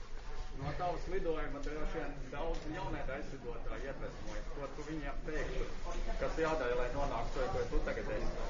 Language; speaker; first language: Latvian; native; Latvian